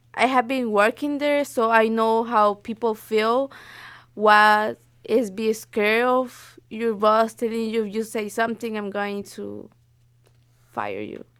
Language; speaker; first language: English; non-native, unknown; Spanish